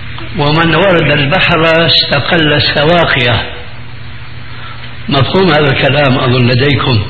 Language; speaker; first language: Arabic; native; Arabic